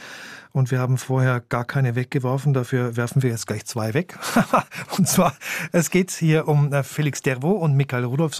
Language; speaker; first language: German; native; German